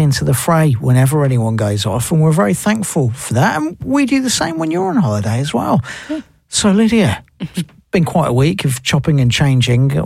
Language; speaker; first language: English; native; English